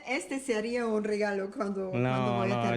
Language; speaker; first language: Spanish; non-native, learner; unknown